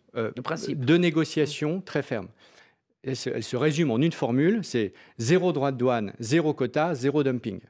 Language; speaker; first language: French; native; French